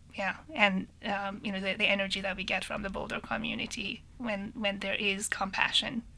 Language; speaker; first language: English; non-native, fluent; Persian